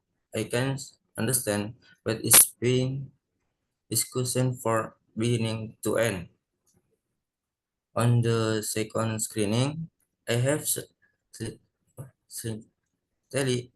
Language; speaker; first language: English; non-native, learner; Indonesian